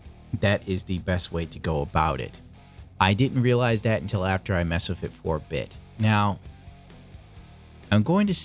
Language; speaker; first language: English; native; English